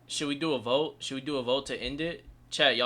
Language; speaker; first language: English; native; English